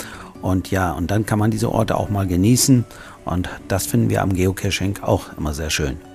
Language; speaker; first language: German; native; German